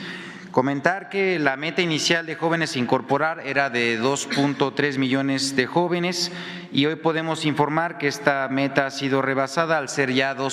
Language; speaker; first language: Spanish; native; Spanish